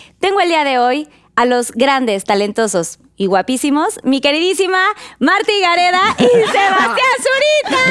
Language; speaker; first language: Spanish; native; Spanish